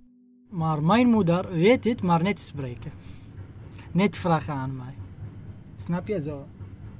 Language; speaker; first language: Dutch; non-native, learner; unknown